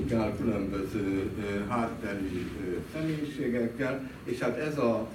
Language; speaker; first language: Hungarian; native; Hungarian